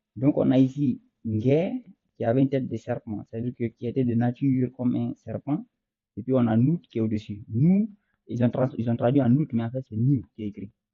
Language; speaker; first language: French; non-native, local second language; Fula